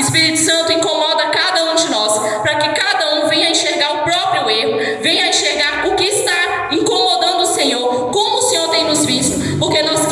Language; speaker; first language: Portuguese; native; Portuguese